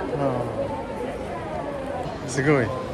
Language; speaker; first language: Japanese; non-native, learner; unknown